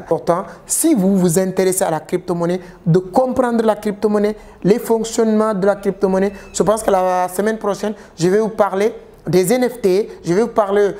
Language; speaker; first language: French; non-native, local second language; Wolof